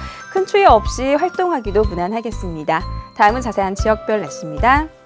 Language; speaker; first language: Korean; native; Korean